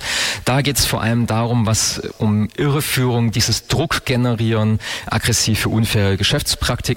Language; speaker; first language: German; native; German